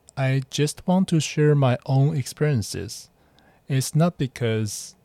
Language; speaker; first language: English; non-native, fluent; Chinese